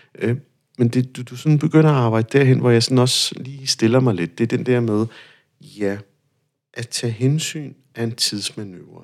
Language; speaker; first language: Danish; non-native, fluent; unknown